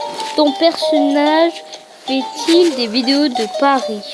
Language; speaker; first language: French; early bilingual, other home language; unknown